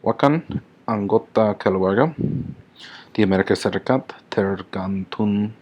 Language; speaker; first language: Indonesian; non-native, learner; English